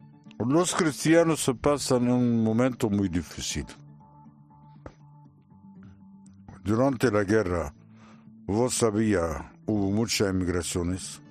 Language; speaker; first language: Spanish; non-native, learner; Arabic